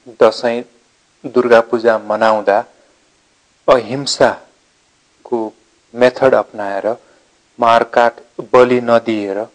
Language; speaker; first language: Nepali; non-native, local second language; Eastern Tamang